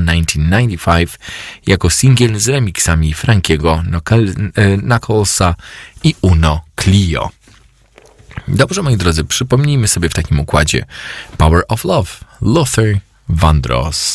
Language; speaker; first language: Polish; native; Polish